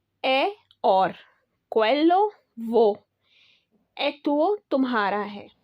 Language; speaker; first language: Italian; non-native, learner; Urdu